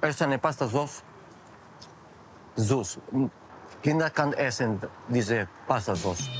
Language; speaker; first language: German; non-native, learner; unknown